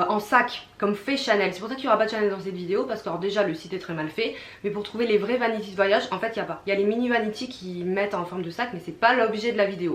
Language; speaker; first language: French; native; French